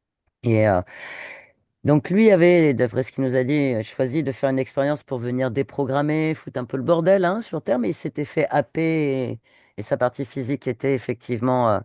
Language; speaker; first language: French; native; French